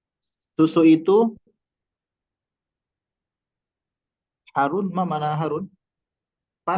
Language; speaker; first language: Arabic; non-native, learner; Indonesian